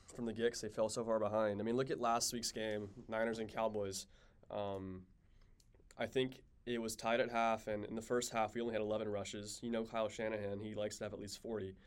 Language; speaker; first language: English; native; English